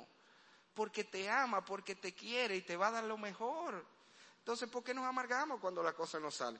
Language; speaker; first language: Spanish; native; Spanish